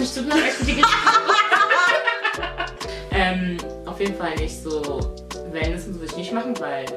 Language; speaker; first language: German; native; German